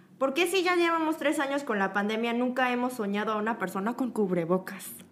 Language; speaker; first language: Spanish; native; Spanish